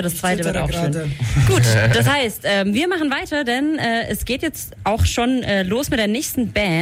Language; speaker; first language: German; native; German